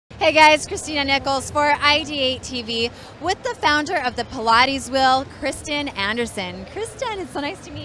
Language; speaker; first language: English; native; English